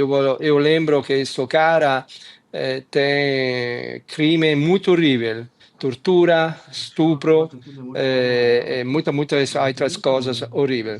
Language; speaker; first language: Portuguese; non-native, fluent; Italian